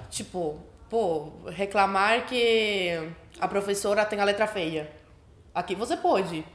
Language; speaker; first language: Portuguese; early bilingual, other home language; Spanish